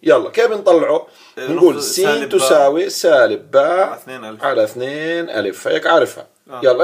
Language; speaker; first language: Arabic; native; Arabic